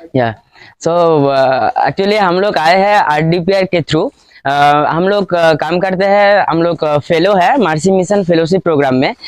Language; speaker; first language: Hindi; non-native, local second language; Bangla